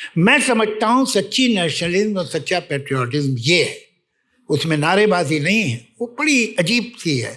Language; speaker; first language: Urdu; native; Urdu